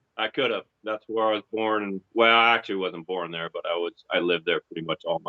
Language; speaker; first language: English; native; English